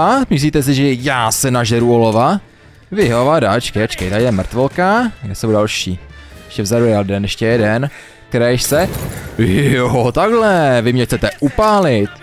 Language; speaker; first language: Czech; native; Czech